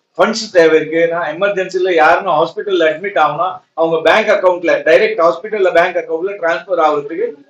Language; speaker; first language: Tamil; non-native, local second language; Marwari